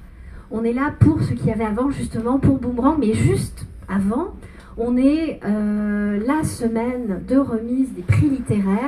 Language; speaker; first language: French; native; French